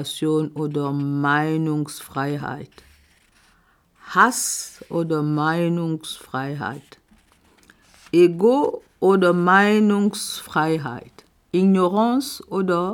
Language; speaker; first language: German; non-native, fluent; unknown